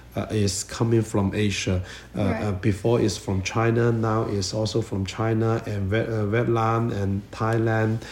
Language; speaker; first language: English; non-native, learner; Chinese